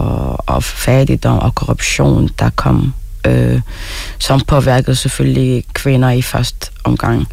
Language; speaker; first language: Danish; non-native, fluent; Arabic